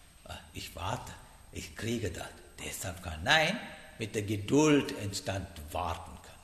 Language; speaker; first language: German; non-native, fluent; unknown